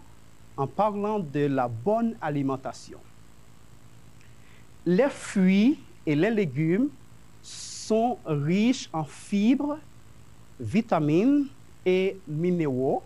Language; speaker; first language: French; non-native, fluent; Spanish